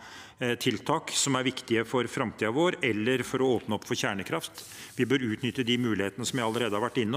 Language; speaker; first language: Norwegian; native; Norwegian